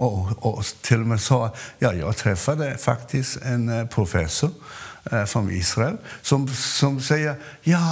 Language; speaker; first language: Swedish; non-native, fluent; Cantonese